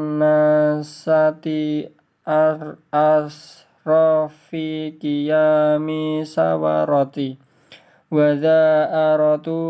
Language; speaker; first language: Arabic; non-native, learner; Indonesian